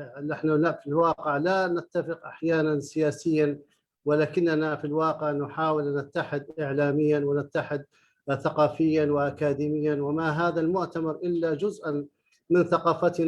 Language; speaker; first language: Arabic; native; Arabic